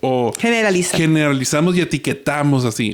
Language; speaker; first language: Spanish; native; Spanish